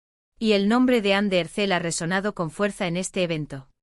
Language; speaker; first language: Spanish; native; Spanish